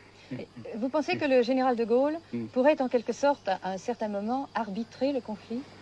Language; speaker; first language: French; native; French